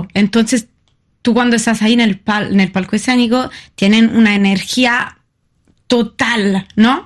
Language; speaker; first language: Spanish; non-native, fluent; Italian